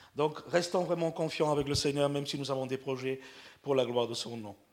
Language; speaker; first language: French; native; French